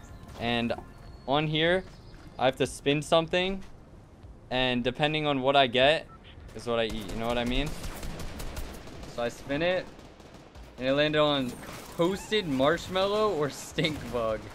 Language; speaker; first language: English; native; English